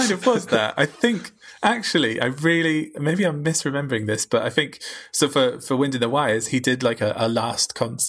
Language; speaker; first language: English; native; English